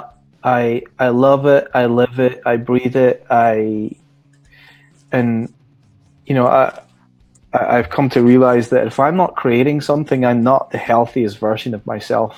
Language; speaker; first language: English; native; English